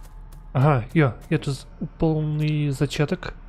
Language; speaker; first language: Czech; non-native, learner; Ukrainian